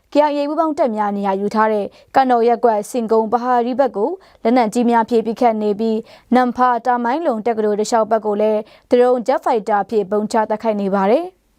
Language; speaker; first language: Burmese; non-native, local second language; Kachin